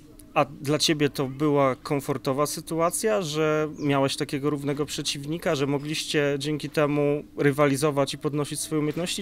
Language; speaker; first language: Polish; native; Polish